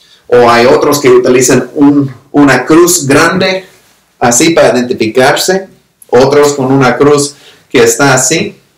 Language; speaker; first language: Spanish; non-native, fluent; English